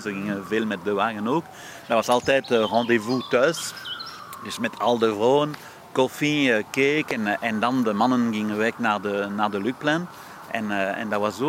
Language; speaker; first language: Dutch; non-native, fluent; French